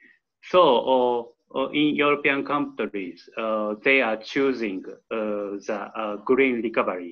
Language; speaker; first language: English; non-native, learner; Japanese